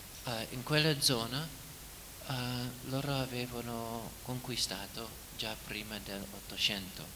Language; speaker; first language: Italian; non-native, fluent; English